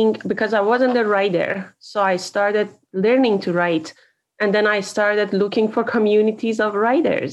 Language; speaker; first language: English; non-native, fluent; Persian